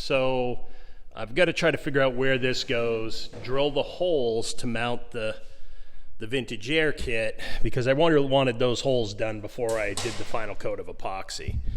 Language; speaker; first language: English; native; English